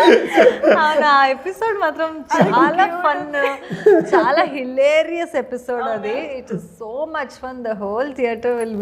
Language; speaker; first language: Telugu; non-native, learner; Kannada